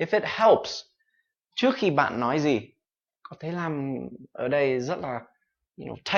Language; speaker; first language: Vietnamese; non-native, fluent; English